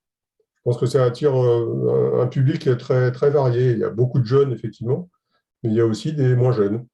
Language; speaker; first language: French; native; French